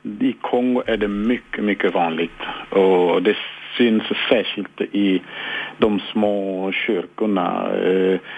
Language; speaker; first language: Swedish; non-native, fluent; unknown